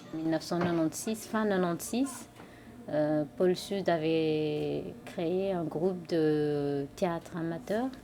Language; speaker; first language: French; non-native, fluent; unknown